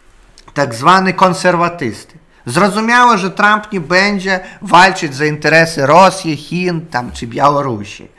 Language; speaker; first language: Polish; non-native, learner; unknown